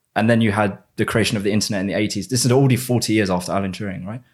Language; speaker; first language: English; native; English